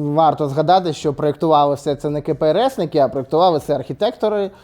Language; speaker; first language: Ukrainian; native; Ukrainian